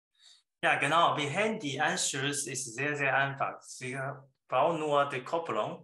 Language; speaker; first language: German; non-native, learner; Chinese